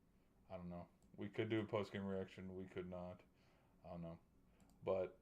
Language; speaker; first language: English; native; English